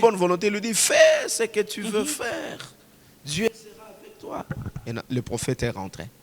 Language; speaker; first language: French; non-native, local second language; Swahili